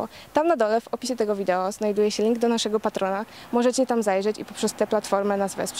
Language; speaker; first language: Polish; native; Polish